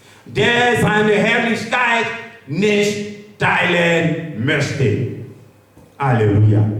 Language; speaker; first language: German; non-native, learner; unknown